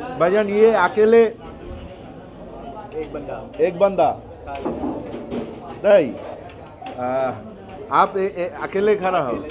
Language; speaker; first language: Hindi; non-native, learner; Bangla